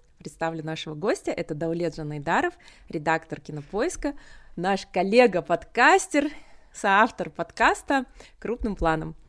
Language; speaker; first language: Russian; native; Russian